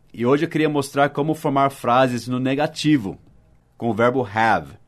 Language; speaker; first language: Portuguese; non-native, fluent; English